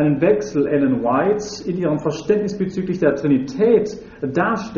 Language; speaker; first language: German; native; German